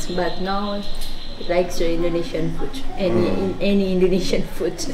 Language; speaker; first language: English; non-native, learner; Indonesian